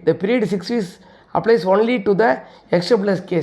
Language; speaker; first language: English; non-native, local second language; Tamil